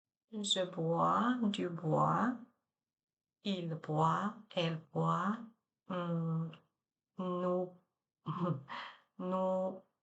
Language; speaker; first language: French; non-native, learner; Chinese